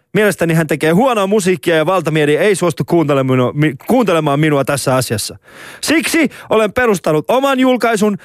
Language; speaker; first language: Finnish; early bilingual, other home language; Persian